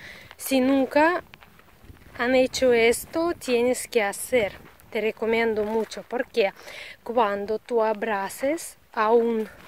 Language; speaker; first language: Spanish; non-native, learner; Russian